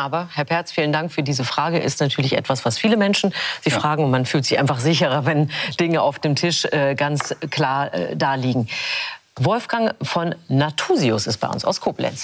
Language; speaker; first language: German; native; German